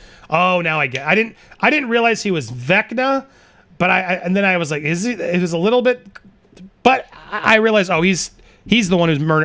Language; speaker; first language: English; native; English